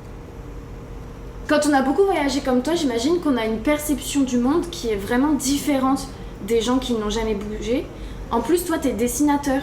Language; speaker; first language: French; native; French